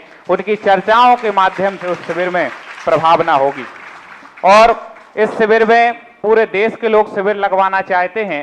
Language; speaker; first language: Hindi; native; Hindi